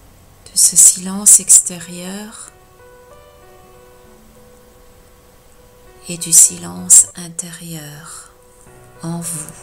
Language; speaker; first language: French; native; French